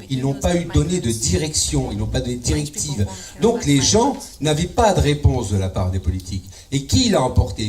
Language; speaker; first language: French; native; French